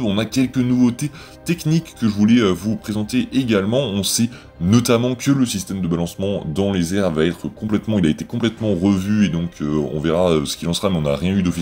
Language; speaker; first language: French; native; French